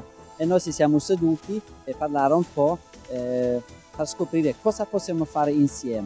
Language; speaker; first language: Italian; non-native, fluent; Norwegian